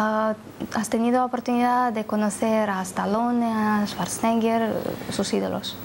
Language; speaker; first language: Spanish; non-native, fluent; Russian